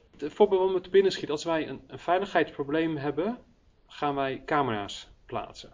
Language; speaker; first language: Dutch; early bilingual, heritage; Dutch